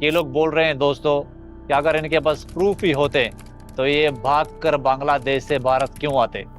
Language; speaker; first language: Hindi; native; Hindi